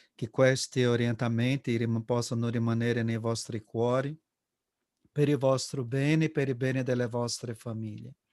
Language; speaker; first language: Italian; non-native, fluent; Portuguese